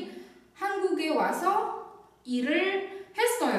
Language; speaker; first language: Korean; non-native, fluent; Indonesian